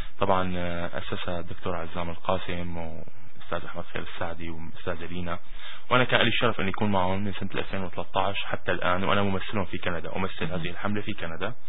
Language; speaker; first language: Arabic; native; Arabic